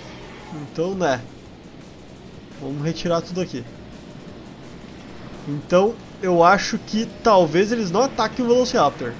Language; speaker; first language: Portuguese; native; Portuguese